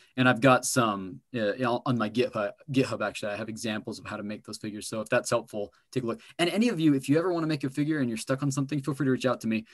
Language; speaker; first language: English; native; English